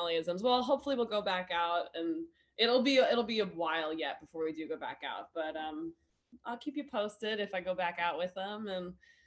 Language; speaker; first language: English; native; English